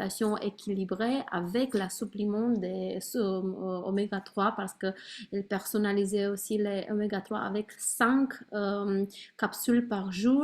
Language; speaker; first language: French; non-native, learner; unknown